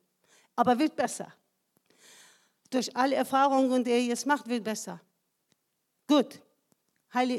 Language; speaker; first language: German; non-native, fluent; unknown